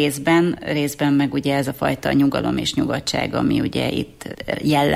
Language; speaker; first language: Hungarian; native; Hungarian